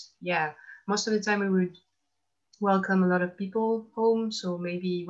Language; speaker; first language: English; non-native, fluent; French